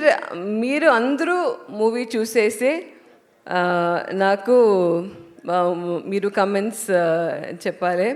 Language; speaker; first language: Telugu; non-native, learner; Tamil